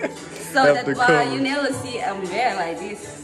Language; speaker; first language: English; non-native, learner; Thai